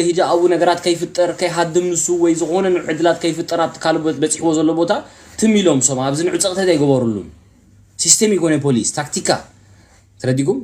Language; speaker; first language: Tigrinya; early bilingual, heritage; Tigrinya